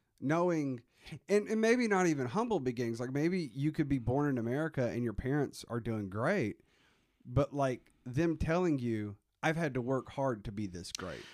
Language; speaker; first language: English; native; English